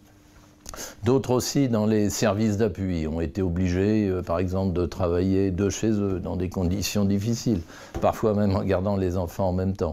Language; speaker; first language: French; native; French